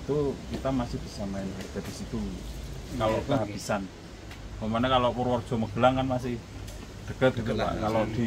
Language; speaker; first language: Indonesian; non-native, local second language; Javanese